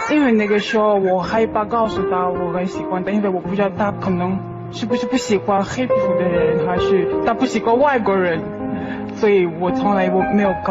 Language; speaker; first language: Chinese; non-native, learner; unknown